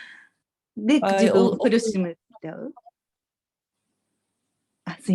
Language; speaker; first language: Japanese; native; Japanese